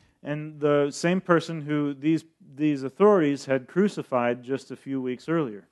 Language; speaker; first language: English; early bilingual, other home language; Spanish